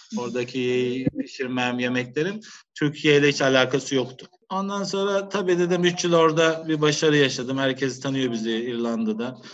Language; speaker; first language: Turkish; native; Turkish